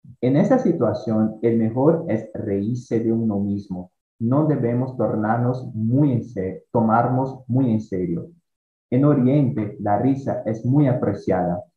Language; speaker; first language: Spanish; non-native, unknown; Portuguese